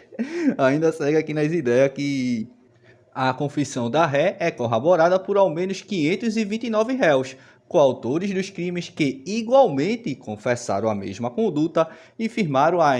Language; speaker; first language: Portuguese; native; Portuguese